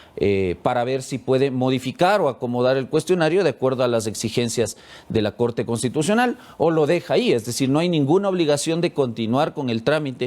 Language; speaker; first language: Spanish; native; Spanish